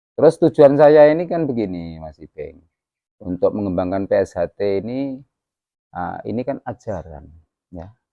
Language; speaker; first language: Indonesian; non-native, local second language; Javanese